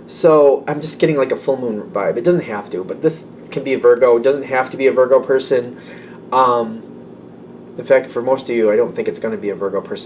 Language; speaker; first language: English; native; English